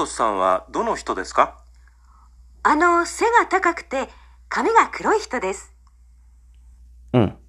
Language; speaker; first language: Japanese; non-native, fluent; Indonesian